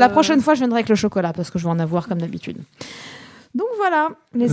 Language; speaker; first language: French; native; French